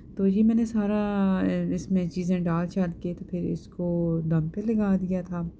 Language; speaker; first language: Urdu; native; Urdu